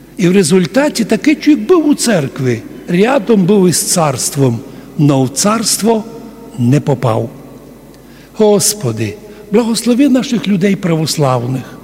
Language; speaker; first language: Ukrainian; native; Ukrainian